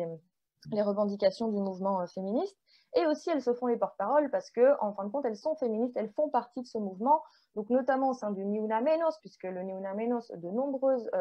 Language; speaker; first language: French; native; French